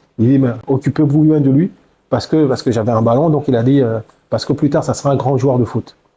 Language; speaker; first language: French; early bilingual, other home language; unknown